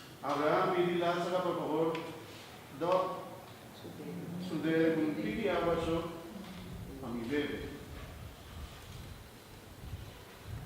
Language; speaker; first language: Spanish; non-native, learner; Papiamento